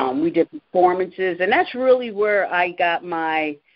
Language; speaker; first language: English; native; English